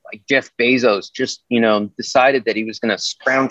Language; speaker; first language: English; native; English